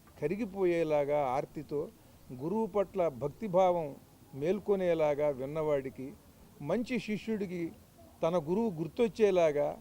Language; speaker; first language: Telugu; native; Telugu